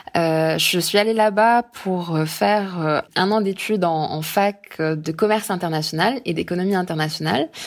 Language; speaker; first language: French; non-native, local second language; Arabic